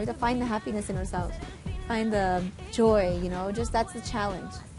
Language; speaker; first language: English; native; English